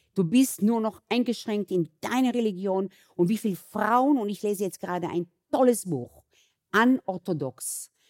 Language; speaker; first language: German; early bilingual, other home language; Hebrew